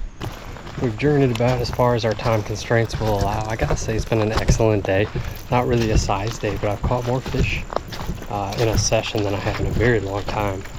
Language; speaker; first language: English; native; English